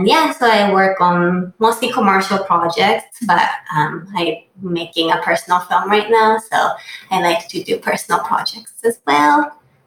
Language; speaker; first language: English; non-native, fluent; Japanese